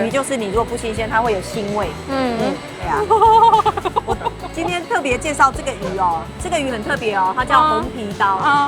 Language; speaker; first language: Chinese; native; Chinese